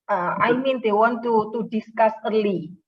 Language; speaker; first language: English; non-native, fluent; Indonesian